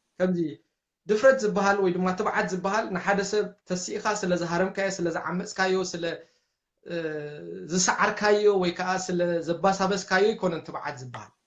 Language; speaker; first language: Tigrinya; native; Tigrinya